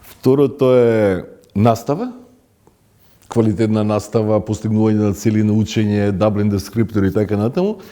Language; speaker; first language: Macedonian; native; Macedonian